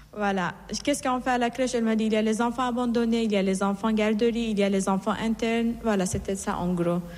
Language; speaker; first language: French; non-native, fluent; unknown